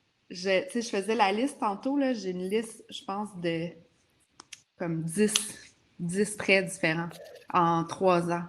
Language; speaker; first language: French; native; French